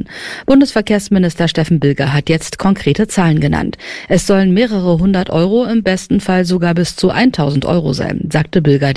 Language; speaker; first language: German; native; German